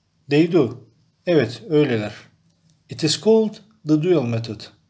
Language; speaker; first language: English; non-native, fluent; Turkish